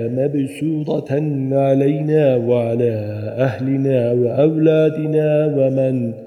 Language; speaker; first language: Arabic; non-native, fluent; Turkish